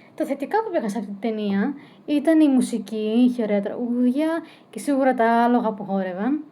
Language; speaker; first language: Greek; native; Greek